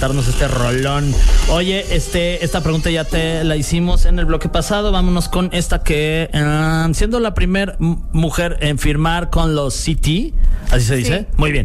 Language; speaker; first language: Spanish; native; Spanish